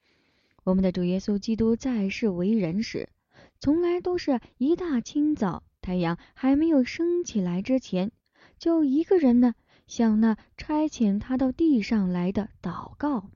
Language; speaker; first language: Chinese; native; Chinese